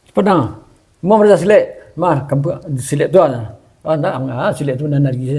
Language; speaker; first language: Malay; non-native, local second language; Minangkabau